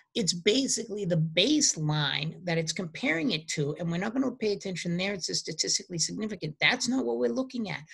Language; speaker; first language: English; native; English